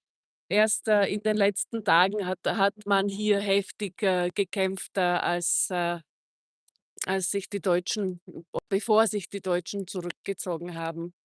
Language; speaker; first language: German; non-native, fluent; Czech